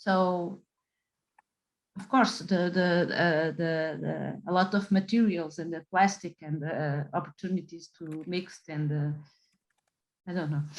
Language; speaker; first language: English; non-native, fluent; Portuguese